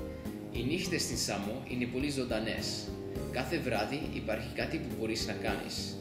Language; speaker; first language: Greek; early bilingual, heritage; Greek